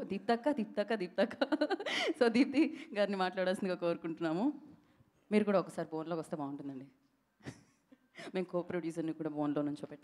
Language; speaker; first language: Telugu; native; Telugu